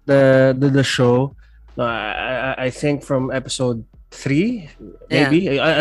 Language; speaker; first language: English; non-native, local second language; Filipino